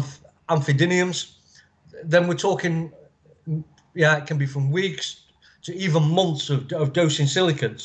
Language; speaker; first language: English; native; English